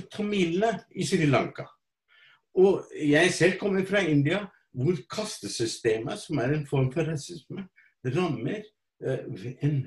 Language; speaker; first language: Norwegian; non-native, fluent; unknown